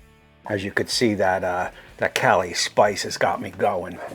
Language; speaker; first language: English; native; English